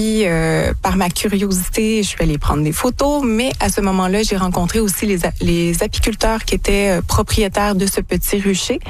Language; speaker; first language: French; native; French